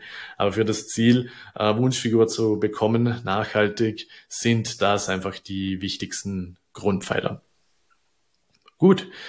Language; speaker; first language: German; native; German